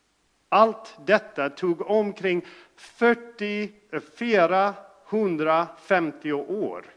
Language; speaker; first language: Swedish; non-native, fluent; English